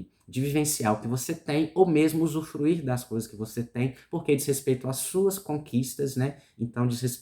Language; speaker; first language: Portuguese; native; Portuguese